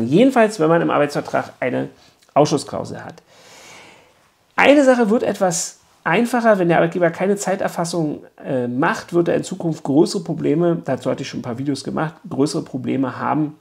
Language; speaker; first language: German; native; German